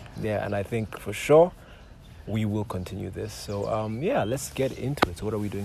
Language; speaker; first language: English; non-native, local second language; Yoruba